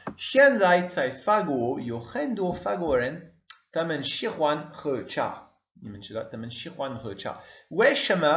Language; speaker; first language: Chinese; non-native, learner; French